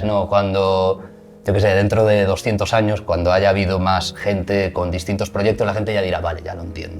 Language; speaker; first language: Spanish; native; Spanish